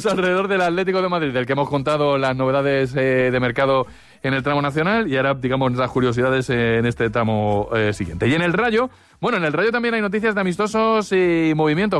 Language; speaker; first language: Spanish; native; Spanish